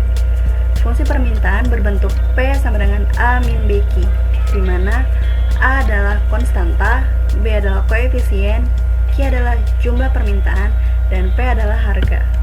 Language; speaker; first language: Indonesian; native; Indonesian